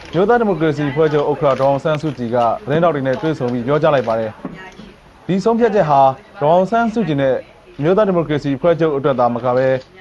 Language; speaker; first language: Burmese; native; Burmese